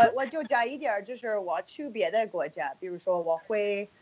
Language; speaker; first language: Chinese; non-native, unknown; English